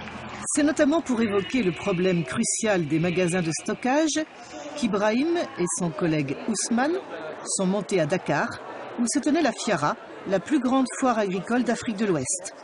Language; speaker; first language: French; native; French